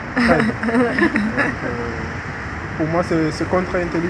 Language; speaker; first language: French; non-native, fluent; English